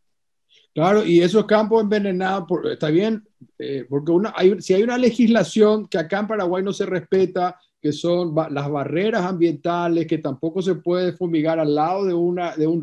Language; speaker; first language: Spanish; native; Spanish